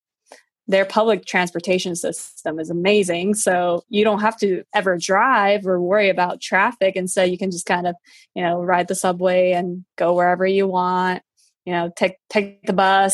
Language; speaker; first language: English; early bilingual, other home language; Korean